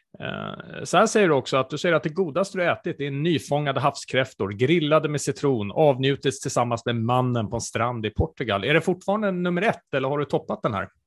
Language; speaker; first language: Swedish; native; Swedish